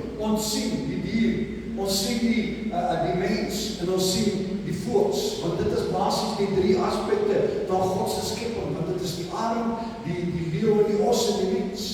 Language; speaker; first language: Afrikaans; non-native, local second language; English